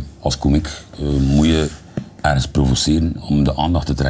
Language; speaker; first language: Dutch; native; Dutch